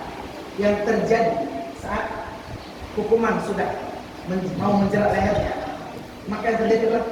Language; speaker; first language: Indonesian; non-native, local second language; Achinese